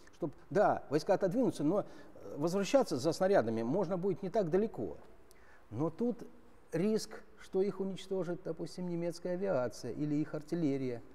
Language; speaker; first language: Russian; native; Russian